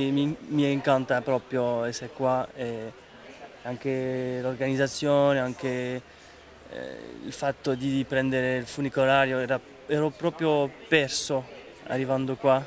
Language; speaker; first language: Italian; non-native, fluent; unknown